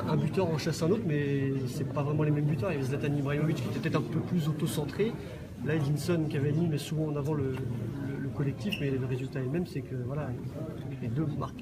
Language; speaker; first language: French; native; French